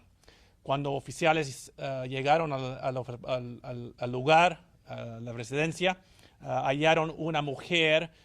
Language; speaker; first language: Spanish; early bilingual, heritage; Spanish